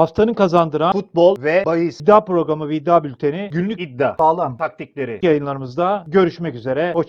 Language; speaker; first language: Turkish; native; Turkish